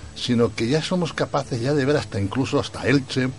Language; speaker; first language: Spanish; native; Spanish